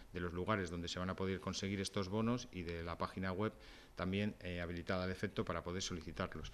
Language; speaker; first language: Spanish; native; Spanish